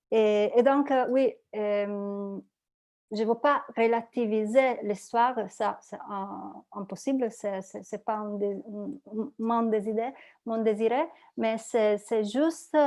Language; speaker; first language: French; non-native, learner; Italian